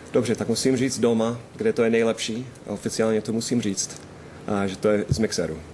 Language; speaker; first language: Czech; non-native, fluent; English